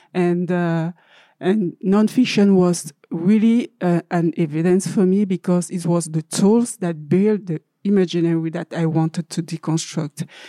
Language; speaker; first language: English; non-native, learner; French